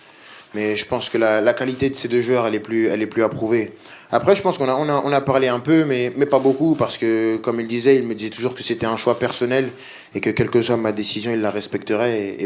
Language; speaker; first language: French; native; French